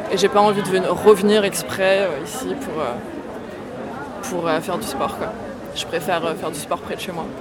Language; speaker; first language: French; native; French